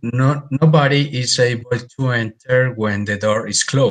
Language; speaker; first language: English; non-native, learner; Spanish